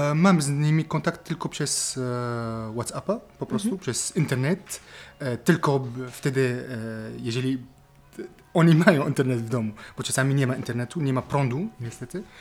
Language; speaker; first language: Polish; non-native, fluent; Arabic